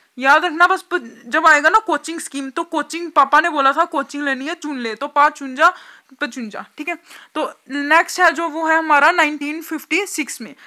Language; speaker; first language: Hindi; native; Hindi